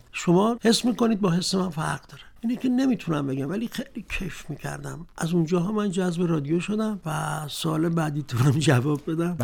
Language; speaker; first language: Persian; non-native, local second language; Azerbaijani